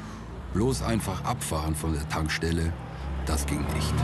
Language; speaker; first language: German; native; German